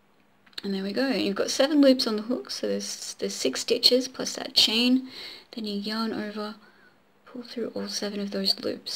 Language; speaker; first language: English; native; English